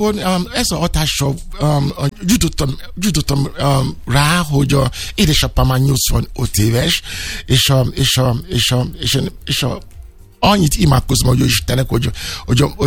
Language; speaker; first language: Hungarian; non-native, fluent; Yoruba